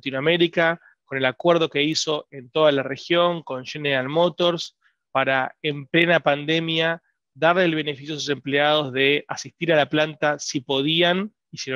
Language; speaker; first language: Spanish; native; Spanish